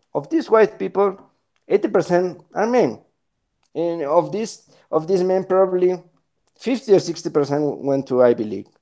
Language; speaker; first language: English; non-native, fluent; Spanish